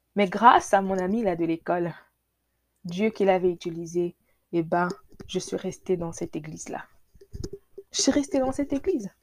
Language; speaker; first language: French; non-native, local second language; Lingala